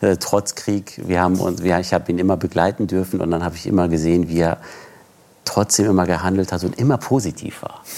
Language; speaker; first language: German; early bilingual, other home language; Persian